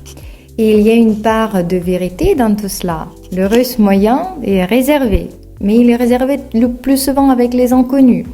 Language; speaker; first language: French; non-native, fluent; Russian